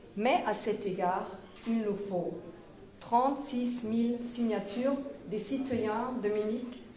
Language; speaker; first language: French; non-native, fluent; German